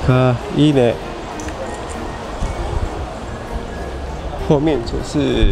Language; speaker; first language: Chinese; native; Chinese